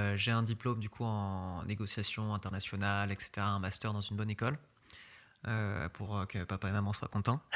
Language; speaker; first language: French; early bilingual, other home language; Persian